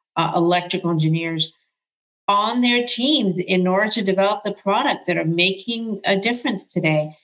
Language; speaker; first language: English; early bilingual, other home language; Arabic